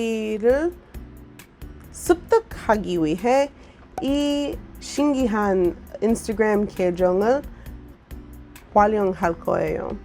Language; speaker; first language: Korean; non-native, learner; English